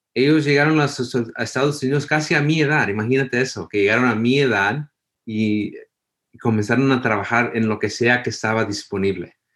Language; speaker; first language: Spanish; early bilingual, heritage; Spanish